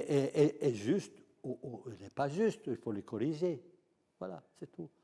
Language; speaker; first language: French; non-native, fluent; Italian